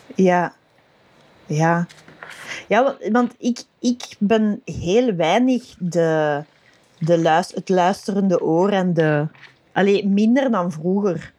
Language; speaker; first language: Dutch; native; Dutch